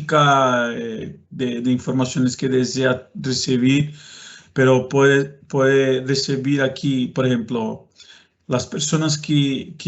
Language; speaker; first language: Spanish; non-native, fluent; Portuguese